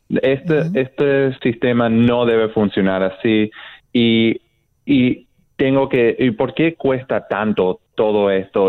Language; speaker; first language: Spanish; non-native, fluent; English